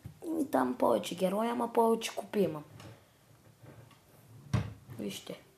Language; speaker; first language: Bulgarian; non-native, local second language; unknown